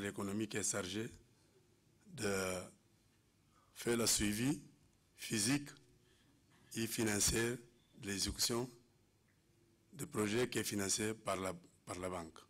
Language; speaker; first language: French; non-native, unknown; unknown